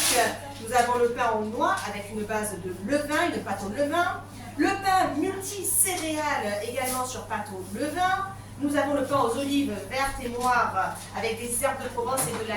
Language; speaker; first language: French; native; French